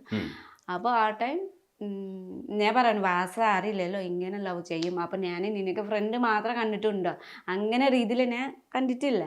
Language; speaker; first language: Malayalam; non-native, learner; Nepali